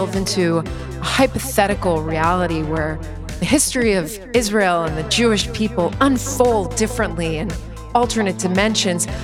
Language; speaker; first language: English; native; English